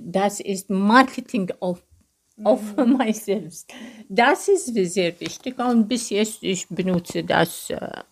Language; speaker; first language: German; non-native, learner; Arabic